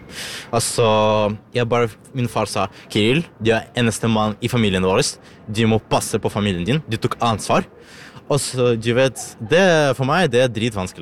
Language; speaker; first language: Norwegian; non-native, learner; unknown